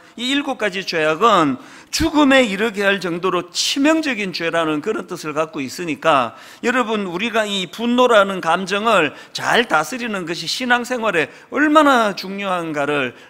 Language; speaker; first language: Korean; native; Korean